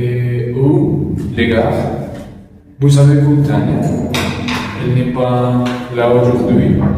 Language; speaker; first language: French; non-native, learner; Spanish